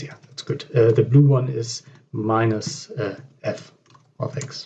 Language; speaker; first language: English; non-native, fluent; German